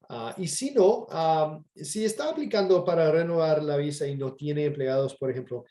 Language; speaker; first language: Spanish; non-native, fluent; English